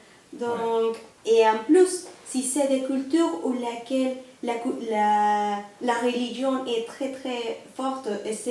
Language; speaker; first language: French; non-native, learner; Spanish